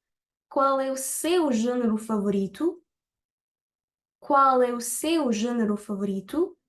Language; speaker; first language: Portuguese; non-native, fluent; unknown